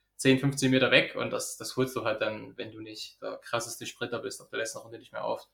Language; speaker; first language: German; native; German